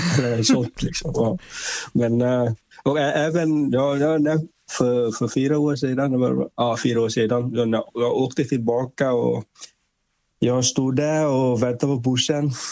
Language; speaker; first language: Swedish; non-native, fluent; Vietnamese